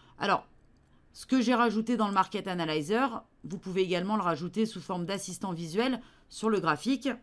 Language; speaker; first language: French; native; French